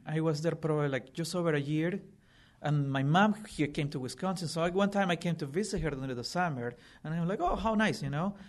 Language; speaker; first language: English; non-native, fluent; Spanish